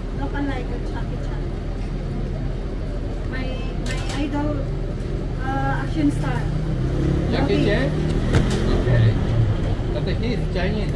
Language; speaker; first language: English; non-native, learner; Japanese